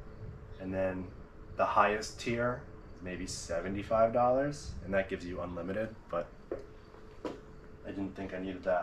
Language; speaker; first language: English; native; English